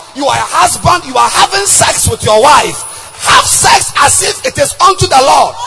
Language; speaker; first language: English; non-native, local second language; Akan